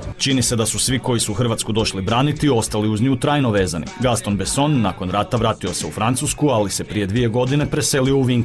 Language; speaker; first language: Croatian; native; Croatian